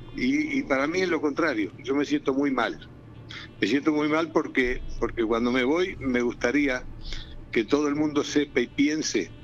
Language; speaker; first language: Spanish; native; Spanish